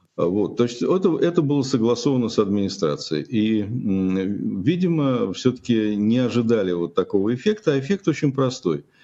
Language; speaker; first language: Russian; native; Russian